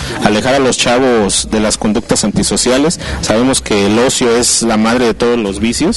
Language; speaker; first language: Spanish; native; Spanish